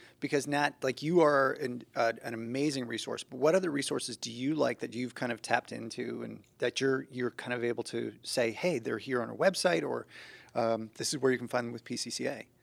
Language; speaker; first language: English; native; English